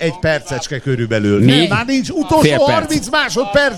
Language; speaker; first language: Hungarian; native; Hungarian